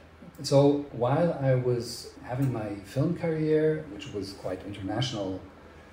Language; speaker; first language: English; non-native, fluent; Swiss German